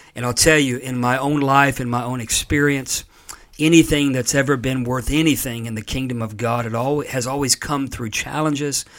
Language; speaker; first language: English; native; English